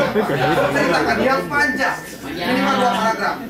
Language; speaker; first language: Indonesian; non-native, local second language; Sundanese